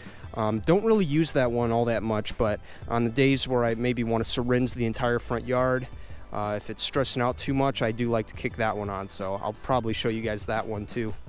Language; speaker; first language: English; native; English